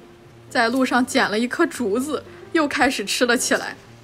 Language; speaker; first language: Chinese; native; Chinese